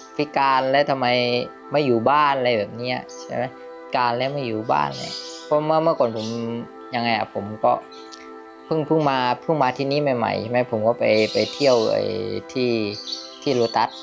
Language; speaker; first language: Thai; native; Thai